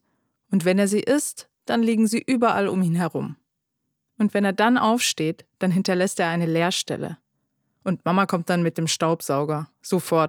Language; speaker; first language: German; early bilingual, other home language; Turkish